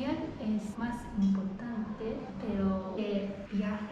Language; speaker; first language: Spanish; non-native, fluent; Japanese